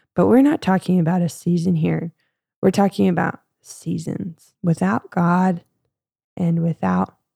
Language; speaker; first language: English; native; English